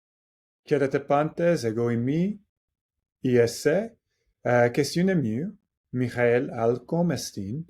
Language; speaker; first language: Greek; non-native, learner; English